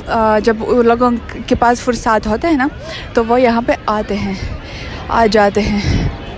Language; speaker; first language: Hindi; non-native, fluent; Russian